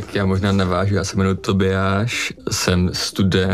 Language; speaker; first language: Czech; native; Czech